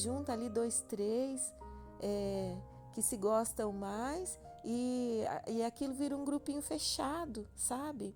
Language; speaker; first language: Portuguese; native; Portuguese